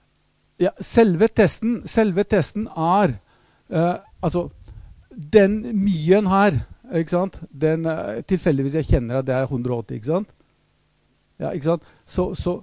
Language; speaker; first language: Norwegian; non-native, fluent; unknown